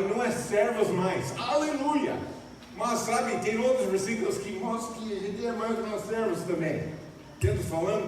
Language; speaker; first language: Portuguese; non-native, fluent; English